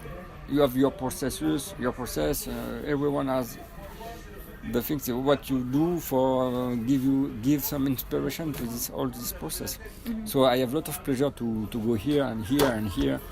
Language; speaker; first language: English; non-native, fluent; French